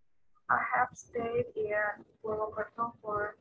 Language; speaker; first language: English; non-native, learner; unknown